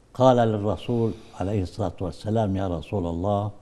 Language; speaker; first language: Arabic; native; Arabic